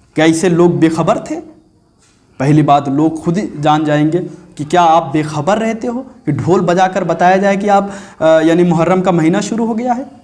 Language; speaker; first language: Urdu; native; Urdu